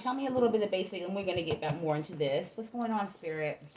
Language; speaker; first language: English; native; English